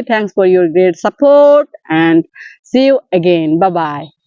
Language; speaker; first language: English; non-native, learner; Bangla